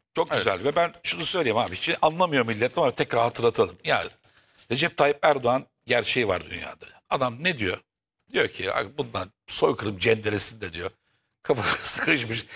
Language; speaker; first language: Turkish; native; Turkish